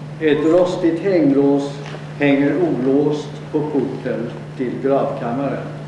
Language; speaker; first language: Swedish; native; Swedish